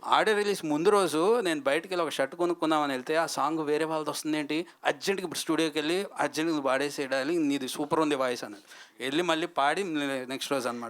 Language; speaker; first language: Telugu; native; Telugu